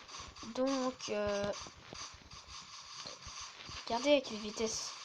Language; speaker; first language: French; native; French